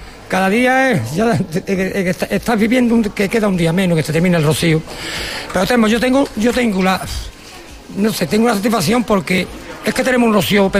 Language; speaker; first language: Spanish; native; Spanish